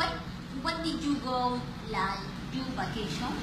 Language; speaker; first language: English; non-native, learner; Spanish